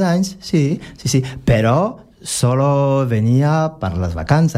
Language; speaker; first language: Catalan; non-native, learner; French